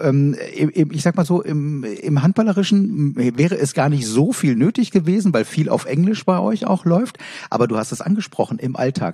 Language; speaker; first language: German; native; German